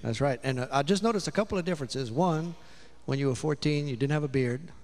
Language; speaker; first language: English; native; English